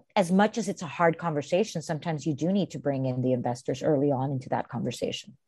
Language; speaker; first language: English; early bilingual, heritage; Spanish